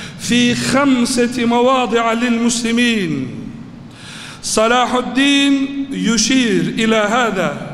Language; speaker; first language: Arabic; non-native, fluent; Turkish